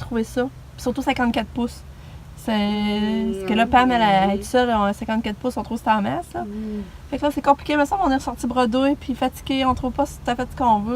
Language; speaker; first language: French; native; French